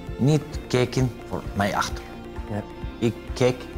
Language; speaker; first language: Dutch; non-native, learner; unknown